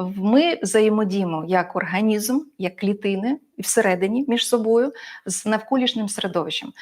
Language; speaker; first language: Ukrainian; non-native, local second language; Russian